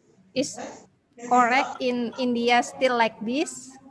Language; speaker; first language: English; non-native, learner; Indonesian